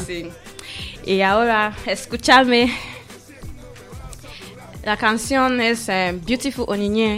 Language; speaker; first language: Spanish; non-native, learner; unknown